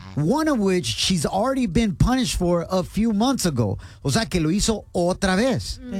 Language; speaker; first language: English; early bilingual, other home language; Spanish